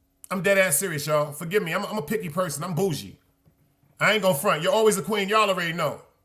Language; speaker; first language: English; native; English